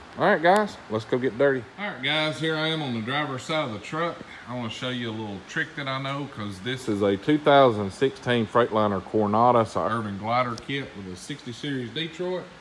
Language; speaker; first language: English; native; English